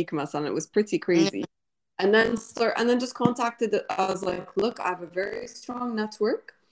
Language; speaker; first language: English; non-native, fluent; Arabic